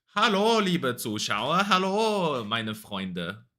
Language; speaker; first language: German; non-native, learner; English